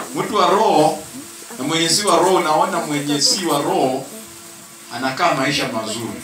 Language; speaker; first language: Swahili; non-native, local second language; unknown